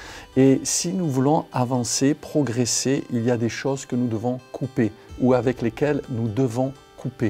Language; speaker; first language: French; native; French